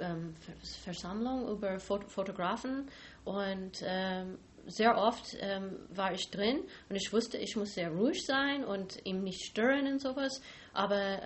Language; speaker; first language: German; non-native, fluent; English